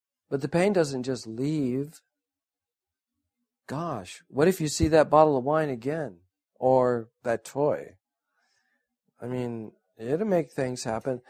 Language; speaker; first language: English; native; English